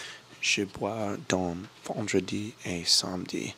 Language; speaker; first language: French; non-native, learner; English